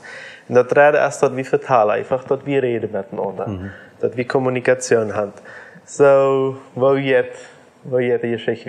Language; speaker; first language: German; non-native, learner; Plautdietsch